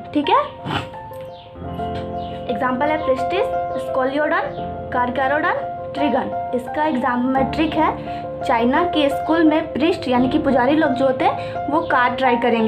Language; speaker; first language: Hindi; native; Hindi